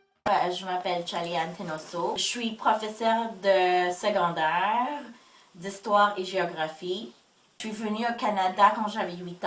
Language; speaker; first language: French; early bilingual, other home language; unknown